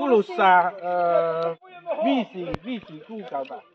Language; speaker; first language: Finnish; non-native, learner; Vietnamese